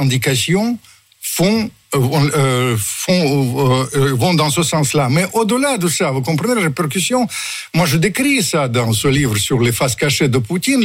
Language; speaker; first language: French; non-native, fluent; Russian